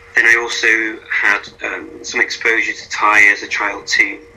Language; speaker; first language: English; native; English